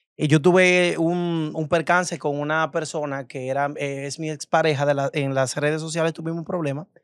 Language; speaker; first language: Spanish; native; Spanish